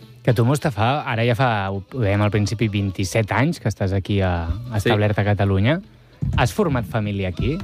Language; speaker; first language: Catalan; native; Catalan